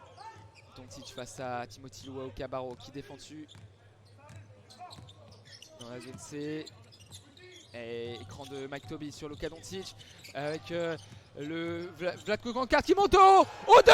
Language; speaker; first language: French; native; French